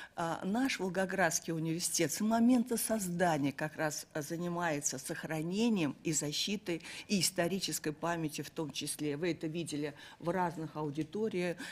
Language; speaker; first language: Russian; native; Russian